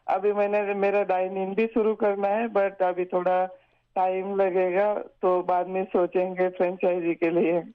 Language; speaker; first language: Hindi; non-native, local second language; Marathi